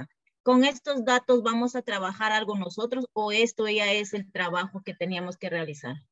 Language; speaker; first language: Spanish; native; Spanish